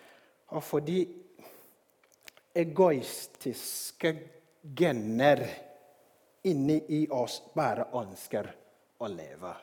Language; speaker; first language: Norwegian; non-native, fluent; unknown